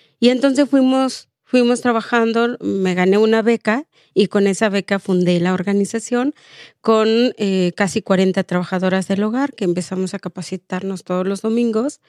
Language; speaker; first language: Spanish; non-native, local second language; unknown